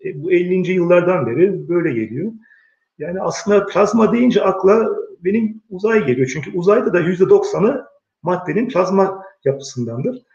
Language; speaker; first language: Turkish; early bilingual, heritage; Turkish